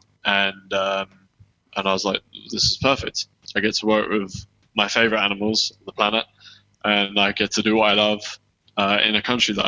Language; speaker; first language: English; native; English